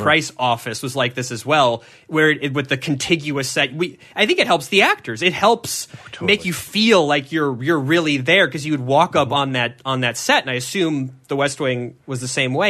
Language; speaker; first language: English; native; English